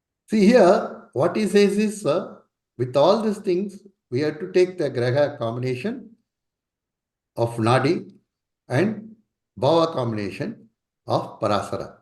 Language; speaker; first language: English; non-native, local second language; Tamil